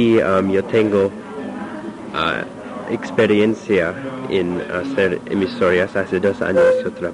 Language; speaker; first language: Spanish; non-native, learner; English